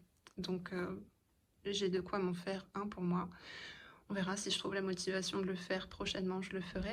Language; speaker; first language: French; native; French